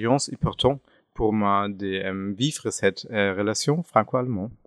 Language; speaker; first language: French; non-native, fluent; German